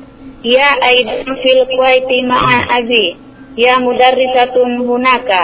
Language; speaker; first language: Arabic; non-native, learner; Indonesian